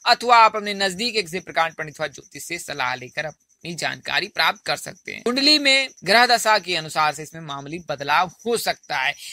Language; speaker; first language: Hindi; native; Hindi